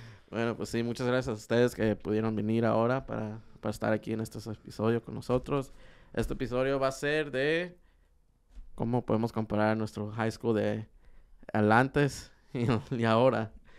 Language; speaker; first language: Spanish; early bilingual, heritage; Spanish